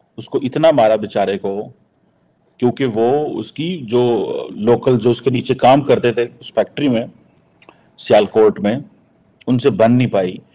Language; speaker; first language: Urdu; non-native, local second language; Punjabi